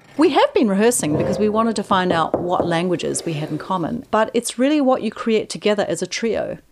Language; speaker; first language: English; native; English